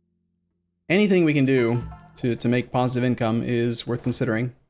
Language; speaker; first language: English; native; English